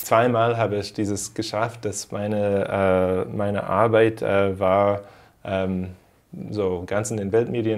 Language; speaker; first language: German; non-native, fluent; English